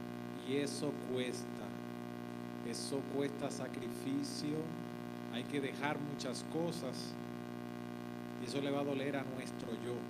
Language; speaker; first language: Spanish; native; Spanish